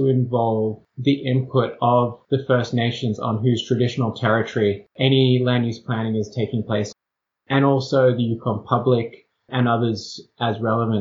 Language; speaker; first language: English; native; English